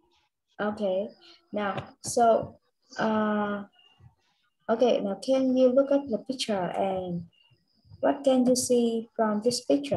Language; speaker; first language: English; non-native, learner; Vietnamese